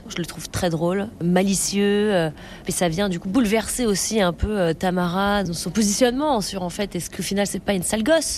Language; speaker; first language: French; native; French